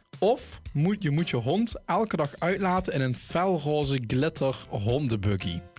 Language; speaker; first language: Dutch; native; Dutch